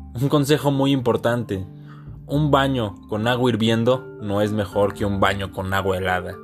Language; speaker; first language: Spanish; native; Spanish